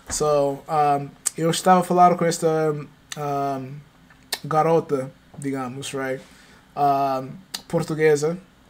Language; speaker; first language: Portuguese; non-native, learner; English